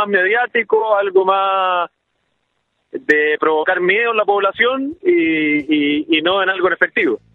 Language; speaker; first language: Spanish; non-native, fluent; Portuguese